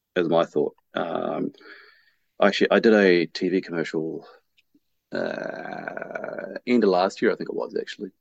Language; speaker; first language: English; native; English